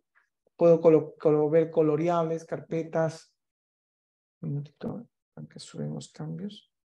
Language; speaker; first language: Spanish; native; Spanish